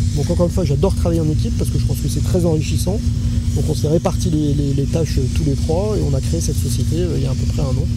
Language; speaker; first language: French; native; French